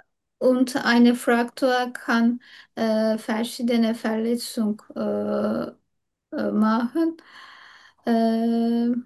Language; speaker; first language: German; non-native, learner; Turkish